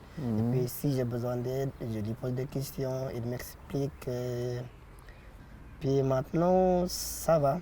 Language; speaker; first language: French; non-native, fluent; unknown